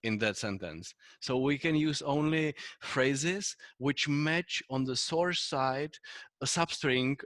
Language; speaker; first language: English; non-native, fluent; Czech